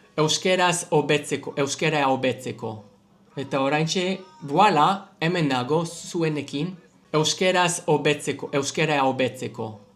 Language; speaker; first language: Basque; non-native, learner; English